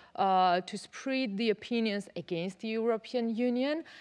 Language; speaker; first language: English; non-native, fluent; Georgian